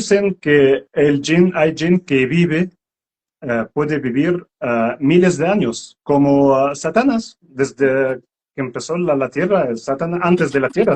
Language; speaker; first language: Spanish; non-native, learner; Arabic